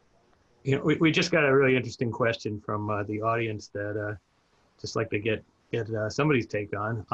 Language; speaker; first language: English; native; English